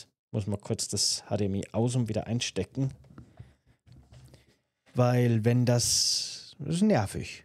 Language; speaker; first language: German; native; German